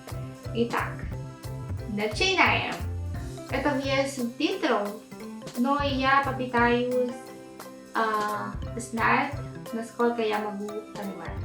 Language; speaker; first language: Russian; non-native, learner; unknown